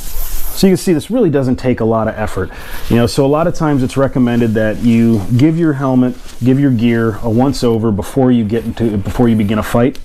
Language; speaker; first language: English; native; English